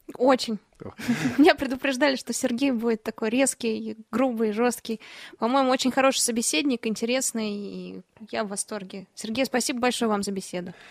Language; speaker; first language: Russian; native; Russian